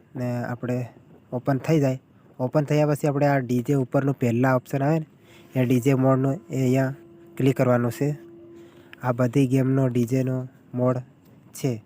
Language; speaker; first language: Gujarati; non-native, local second language; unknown